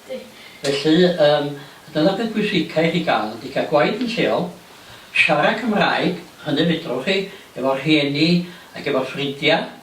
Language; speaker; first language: Welsh; native; Welsh